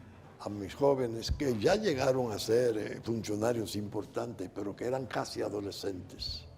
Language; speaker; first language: Spanish; native; Spanish